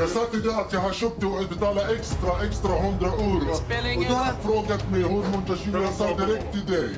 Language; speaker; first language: Swedish; non-native, learner; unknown